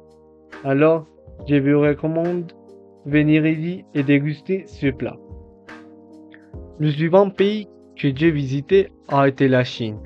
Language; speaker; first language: French; non-native, learner; Spanish